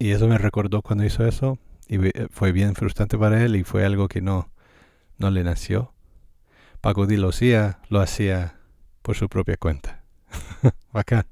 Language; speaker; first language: Spanish; non-native, fluent; English